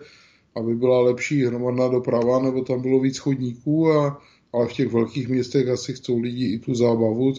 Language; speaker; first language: Czech; native; Czech